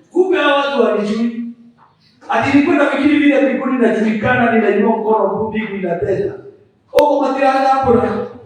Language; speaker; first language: Swahili; non-native, local second language; Kikuyu